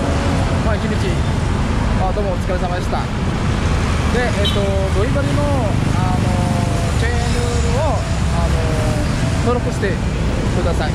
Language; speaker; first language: Japanese; non-native, fluent; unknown